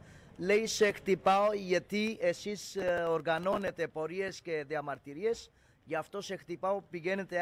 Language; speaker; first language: Greek; non-native, fluent; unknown